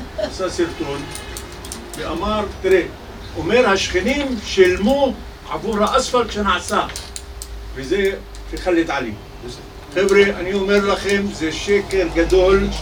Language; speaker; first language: Hebrew; non-native, local second language; Arabic